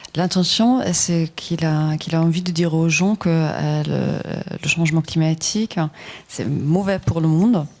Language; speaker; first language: French; non-native, fluent; German